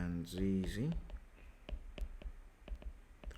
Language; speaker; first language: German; non-native, learner; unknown